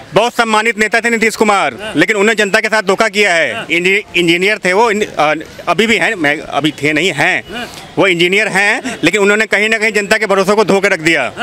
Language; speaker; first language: Hindi; native; Hindi